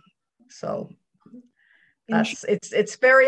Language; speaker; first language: English; native; English